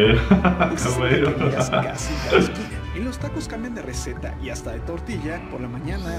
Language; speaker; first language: Spanish; native; Spanish